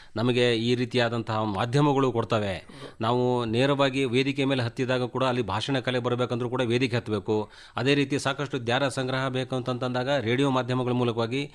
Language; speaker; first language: Kannada; native; Kannada